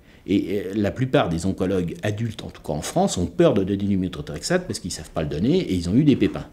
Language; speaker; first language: French; native; French